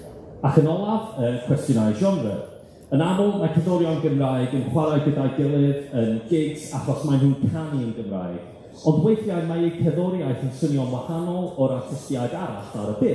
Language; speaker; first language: Welsh; non-native, fluent; English